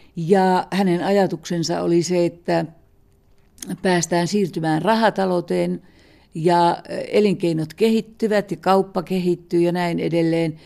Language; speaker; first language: Finnish; native; Finnish